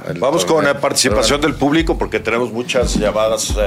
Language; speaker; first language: Spanish; native; Spanish